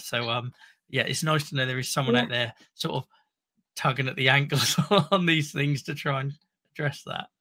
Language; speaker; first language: English; native; English